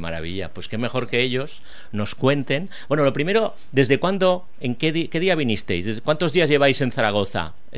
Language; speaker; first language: Spanish; native; Spanish